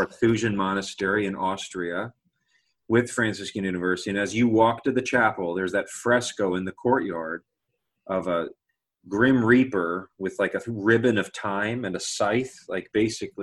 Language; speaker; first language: English; native; English